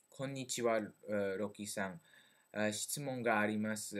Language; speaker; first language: Japanese; non-native, learner; French